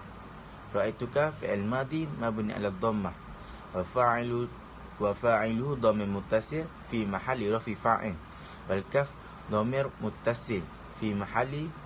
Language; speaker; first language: Arabic; non-native, learner; Malay